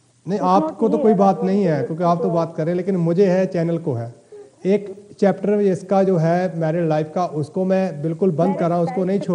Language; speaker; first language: Hindi; native; Hindi